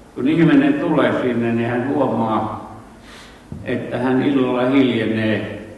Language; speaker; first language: Finnish; native; Finnish